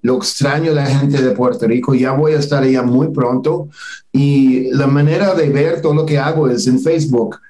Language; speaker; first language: Spanish; non-native, fluent; English